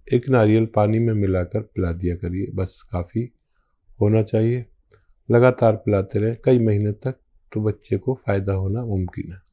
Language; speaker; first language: Hindi; native; Hindi